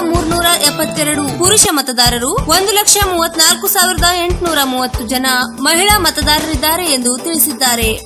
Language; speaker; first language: Kannada; native; Kannada